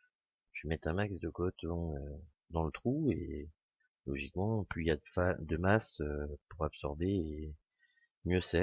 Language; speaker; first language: French; native; French